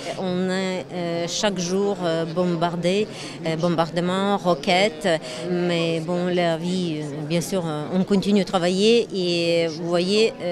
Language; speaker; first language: French; non-native, fluent; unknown